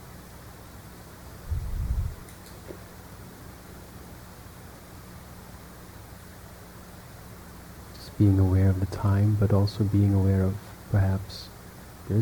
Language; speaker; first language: English; non-native, fluent; Dutch